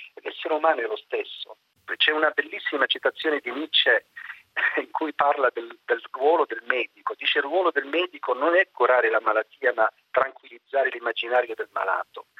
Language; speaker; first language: Italian; non-native, fluent; Arabic